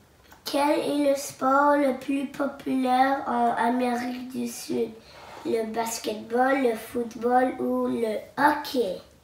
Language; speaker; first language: French; non-native, local second language; English